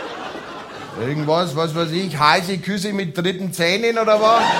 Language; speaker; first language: German; native; German